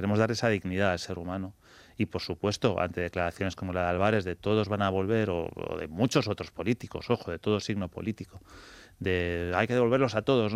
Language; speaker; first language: Spanish; native; Spanish